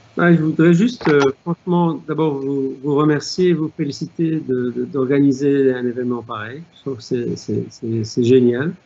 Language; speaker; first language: French; non-native, local second language; Arabic